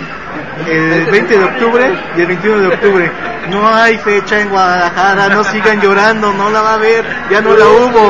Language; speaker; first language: Spanish; native; Spanish